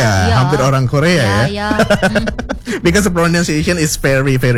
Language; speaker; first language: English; non-native, learner; Indonesian